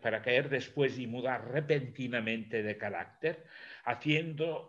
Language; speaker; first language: Spanish; non-native, local second language; Catalan